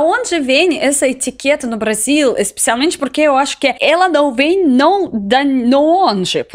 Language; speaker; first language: Portuguese; non-native, learner; Russian